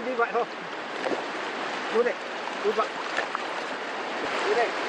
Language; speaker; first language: Vietnamese; native; Vietnamese